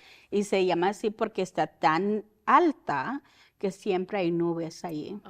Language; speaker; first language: Spanish; early bilingual, heritage; Spanish